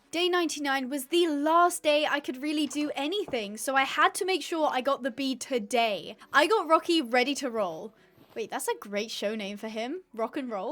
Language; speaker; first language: English; native; English